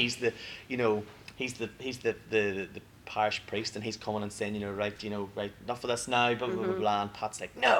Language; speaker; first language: English; native; English